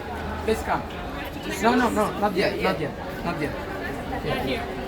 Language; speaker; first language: English; non-native, learner; Indonesian